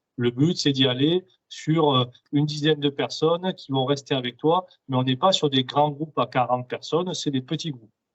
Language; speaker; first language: French; native; French